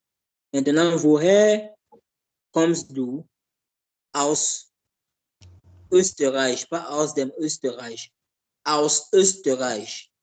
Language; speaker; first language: German; non-native, learner; French